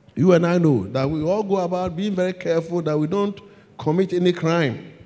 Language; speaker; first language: English; non-native, local second language; Akan